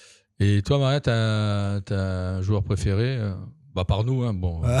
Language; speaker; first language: French; native; French